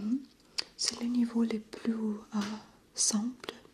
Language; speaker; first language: French; non-native, fluent; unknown